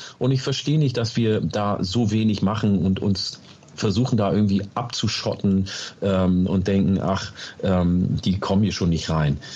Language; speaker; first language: German; early bilingual, other home language; Oromo